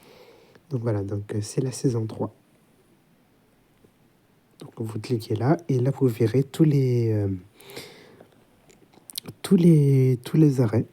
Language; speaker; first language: French; native; French